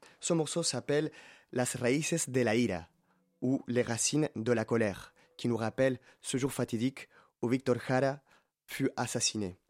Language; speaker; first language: French; non-native, fluent; Spanish